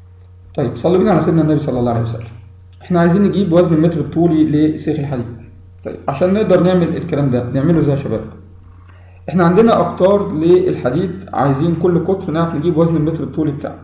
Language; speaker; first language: Arabic; native; Arabic